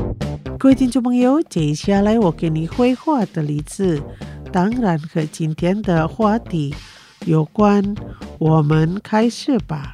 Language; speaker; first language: Chinese; early bilingual, heritage; Chinese